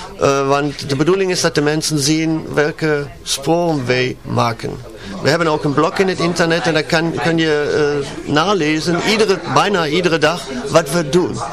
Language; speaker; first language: Dutch; non-native, learner; German